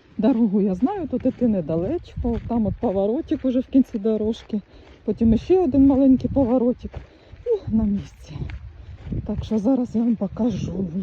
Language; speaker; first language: Ukrainian; non-native, local second language; Russian